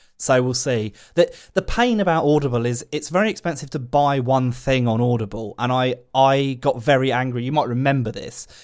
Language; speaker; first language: English; native; English